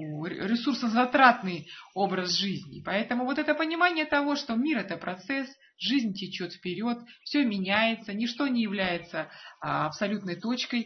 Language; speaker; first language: Russian; native; Russian